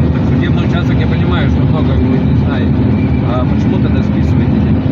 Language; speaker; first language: Russian; native; Russian